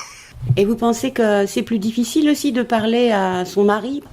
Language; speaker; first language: French; native; French